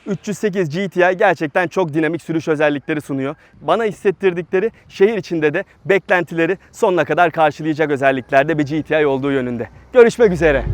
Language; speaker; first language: Turkish; native; Turkish